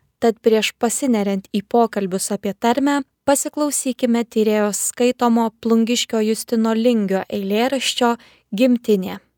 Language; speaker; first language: Lithuanian; native; Lithuanian